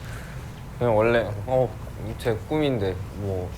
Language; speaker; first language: Korean; early bilingual, heritage; English